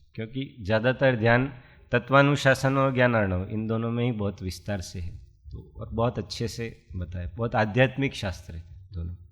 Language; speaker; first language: Hindi; non-native, local second language; Gujarati